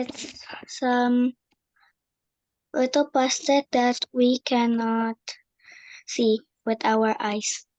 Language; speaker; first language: English; non-native, learner; Indonesian